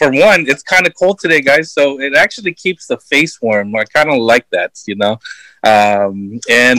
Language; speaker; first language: English; early bilingual, other home language; Filipino